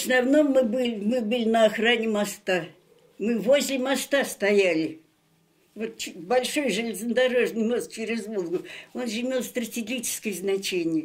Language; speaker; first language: Russian; native; Russian